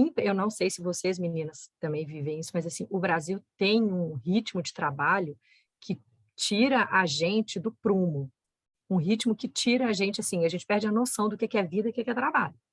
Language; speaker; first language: Portuguese; native; Portuguese